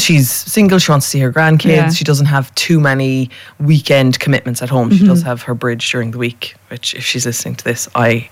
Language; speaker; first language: English; native; English